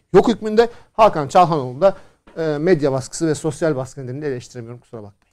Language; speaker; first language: Turkish; native; Turkish